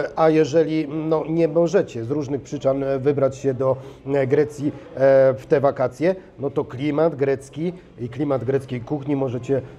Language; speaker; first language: Polish; native; Polish